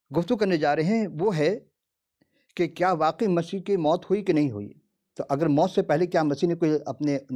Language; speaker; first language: Urdu; native; Urdu